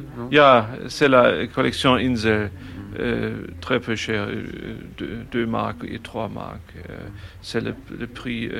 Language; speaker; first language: French; non-native, learner; German